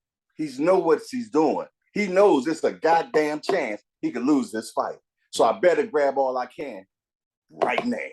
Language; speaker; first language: English; native; English